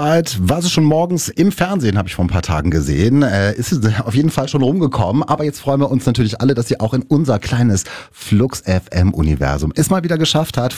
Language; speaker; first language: German; native; German